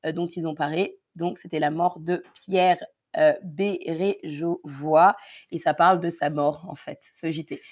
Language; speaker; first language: French; native; French